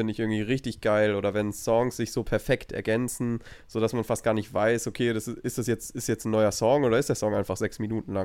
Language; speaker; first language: German; native; German